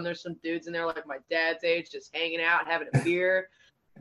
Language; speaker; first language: English; native; English